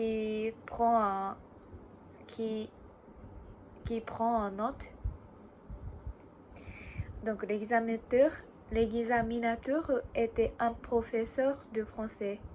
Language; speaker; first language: French; non-native, learner; Japanese